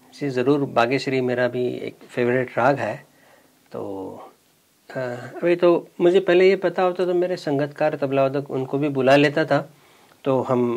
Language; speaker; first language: Hindi; non-native, local second language; Marathi